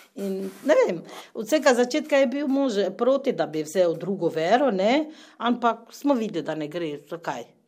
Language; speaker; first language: Slovenian; non-native, fluent; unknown